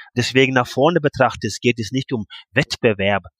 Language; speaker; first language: German; non-native, fluent; Norwegian